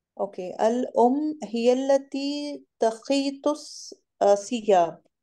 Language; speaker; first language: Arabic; non-native, learner; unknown